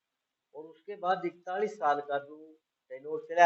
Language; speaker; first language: Hindi; native; Hindi